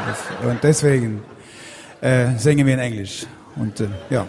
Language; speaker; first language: German; non-native, fluent; Swedish